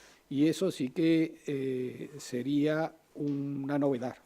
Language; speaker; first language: Spanish; native; Spanish